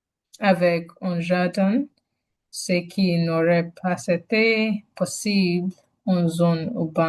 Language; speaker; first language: French; non-native, learner; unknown